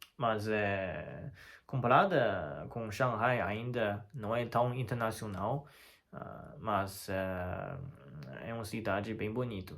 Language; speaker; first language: Portuguese; non-native, fluent; Chinese